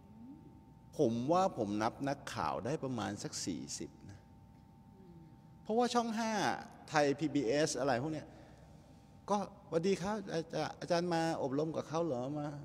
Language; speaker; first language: Thai; native; Thai